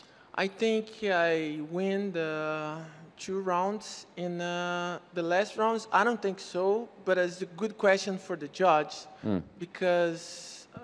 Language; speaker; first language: English; non-native, learner; Portuguese